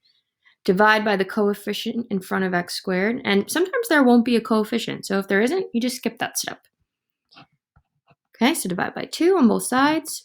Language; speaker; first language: English; native; English